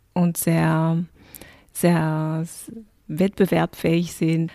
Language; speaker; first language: German; non-native, fluent; French